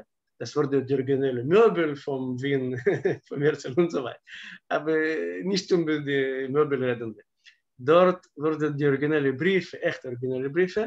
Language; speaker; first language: German; non-native, fluent; Russian